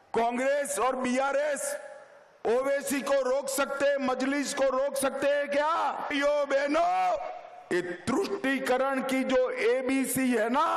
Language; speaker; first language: Hindi; non-native, local second language; Gujarati